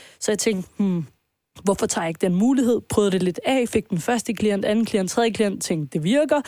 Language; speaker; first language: Danish; early bilingual, other home language; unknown